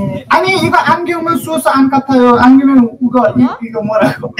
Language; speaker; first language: Korean; non-native, learner; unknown